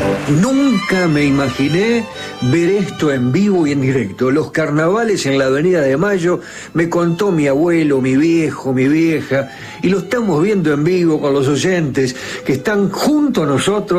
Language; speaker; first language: Spanish; native; Spanish